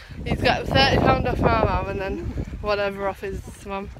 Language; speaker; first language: English; native; English